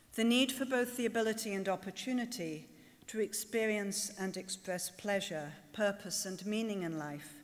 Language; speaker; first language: English; native; English